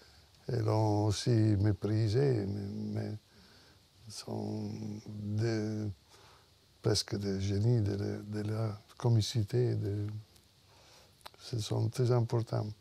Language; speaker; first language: French; non-native, fluent; Italian